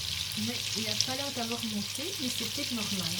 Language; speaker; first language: French; native; French